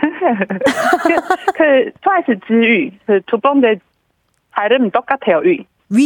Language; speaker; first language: Korean; non-native, learner; Chinese